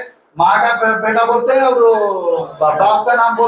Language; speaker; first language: Hindi; non-native, local second language; Telugu